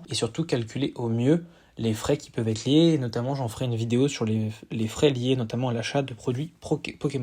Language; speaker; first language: French; native; French